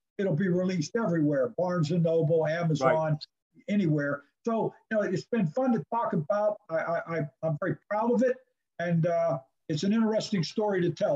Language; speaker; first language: English; native; English